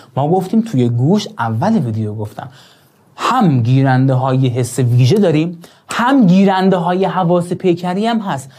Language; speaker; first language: Persian; non-native, local second language; Azerbaijani